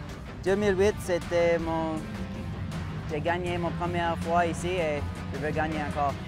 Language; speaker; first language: French; non-native, learner; English